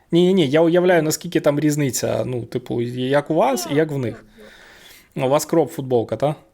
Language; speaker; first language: Ukrainian; native; Ukrainian